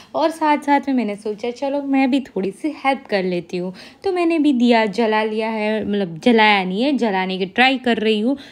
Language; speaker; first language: Hindi; non-native, local second language; Gujarati